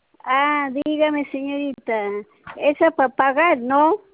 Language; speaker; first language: Spanish; non-native, local second language; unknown